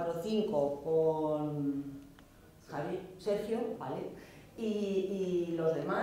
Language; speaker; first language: Spanish; native; Spanish